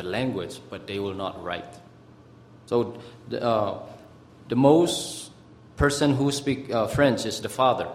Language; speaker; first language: English; non-native, fluent; Burmese